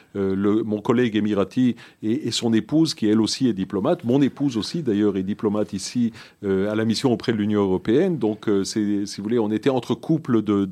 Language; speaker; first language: French; early bilingual, other home language; Hebrew